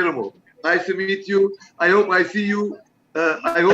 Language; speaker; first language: English; non-native, learner; Turkish